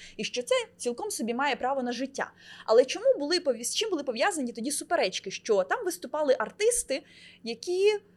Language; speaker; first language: Ukrainian; native; Ukrainian